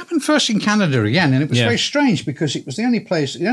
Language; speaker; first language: English; native; English